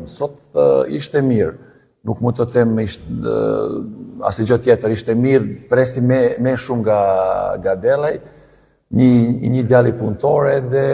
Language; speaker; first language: Albanian; non-native, learner; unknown